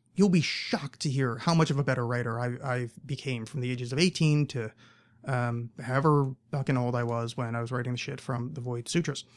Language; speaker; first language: English; native; English